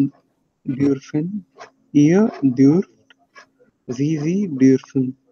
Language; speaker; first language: German; non-native, learner; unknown